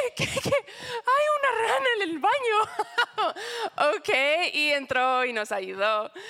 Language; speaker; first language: Spanish; non-native, fluent; English